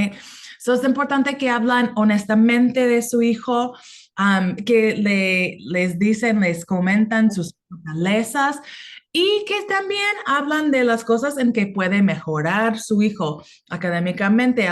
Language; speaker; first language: Spanish; non-native, fluent; English